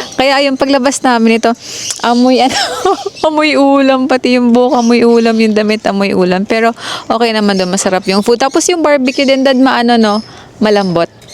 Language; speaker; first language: Filipino; non-native, local second language; Waray